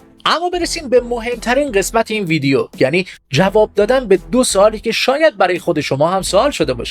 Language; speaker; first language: Persian; native; Persian